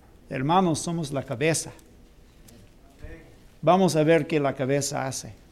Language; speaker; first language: Spanish; non-native, learner; English